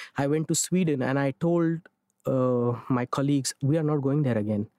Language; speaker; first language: English; non-native, local second language; Marathi